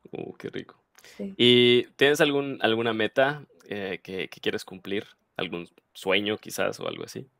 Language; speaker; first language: Spanish; native; Spanish